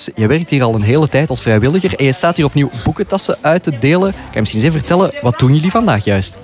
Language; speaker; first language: Dutch; native; Dutch